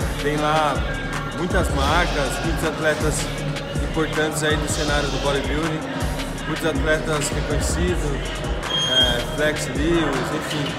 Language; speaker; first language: Portuguese; native; Portuguese